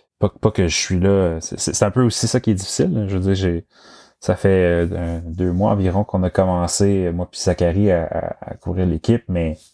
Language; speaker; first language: French; native; French